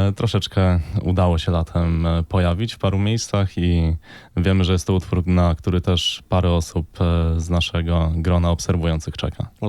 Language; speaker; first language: Polish; native; Polish